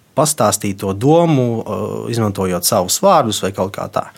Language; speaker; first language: Latvian; non-native, local second language; Russian